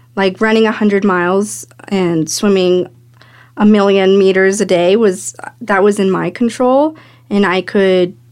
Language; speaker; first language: English; native; English